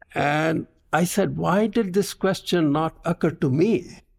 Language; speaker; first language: English; non-native, local second language; Punjabi